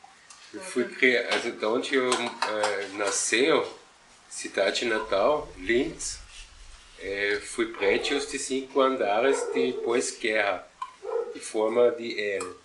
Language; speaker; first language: Portuguese; non-native, fluent; German